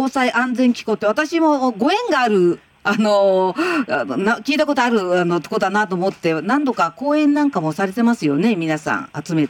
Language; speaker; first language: Japanese; native; Japanese